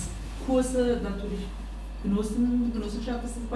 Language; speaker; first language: German; non-native, learner; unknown